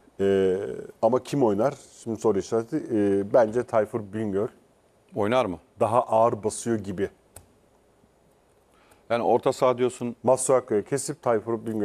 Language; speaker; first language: Turkish; native; Turkish